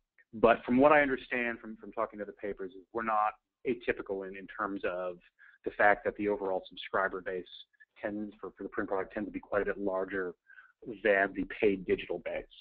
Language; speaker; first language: English; native; English